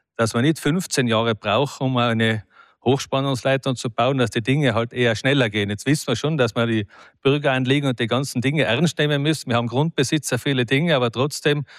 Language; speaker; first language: German; native; German